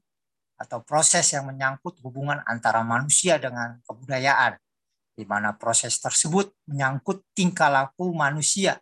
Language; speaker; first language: Indonesian; native; Indonesian